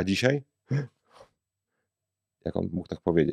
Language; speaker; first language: Polish; native; Polish